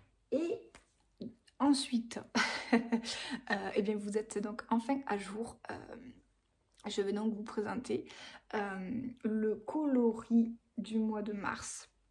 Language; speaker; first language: French; native; French